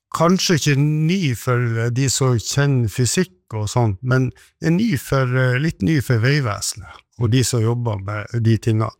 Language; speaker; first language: Norwegian; native; Norwegian